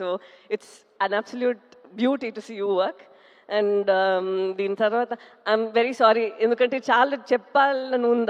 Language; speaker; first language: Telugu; non-native, local second language; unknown